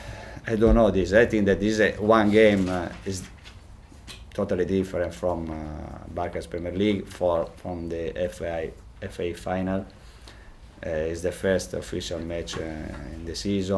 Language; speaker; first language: English; non-native, fluent; Italian